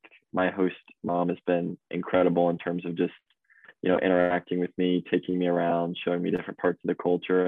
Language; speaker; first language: English; native; English